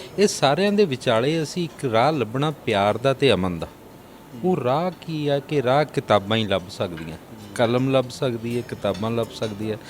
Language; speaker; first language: Punjabi; native; Punjabi